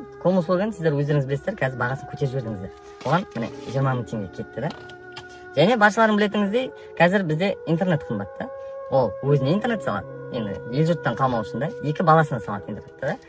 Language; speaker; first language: Kazakh; native; Kazakh